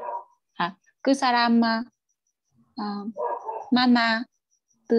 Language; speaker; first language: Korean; non-native, learner; Vietnamese